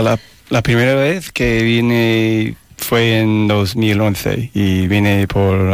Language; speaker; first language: Spanish; non-native, fluent; English